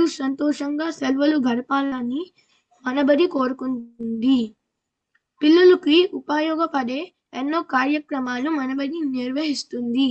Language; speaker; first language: Telugu; early bilingual, heritage; Telugu